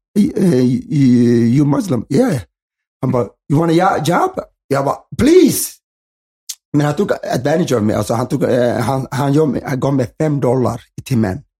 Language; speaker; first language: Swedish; early bilingual, other home language; Somali